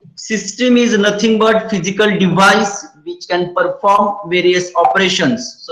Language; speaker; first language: English; non-native, local second language; Marathi